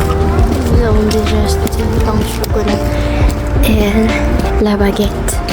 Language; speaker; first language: French; non-native, learner; Indonesian